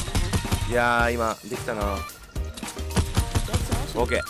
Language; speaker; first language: Japanese; native; Japanese